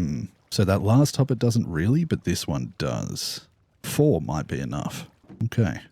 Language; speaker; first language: English; native; English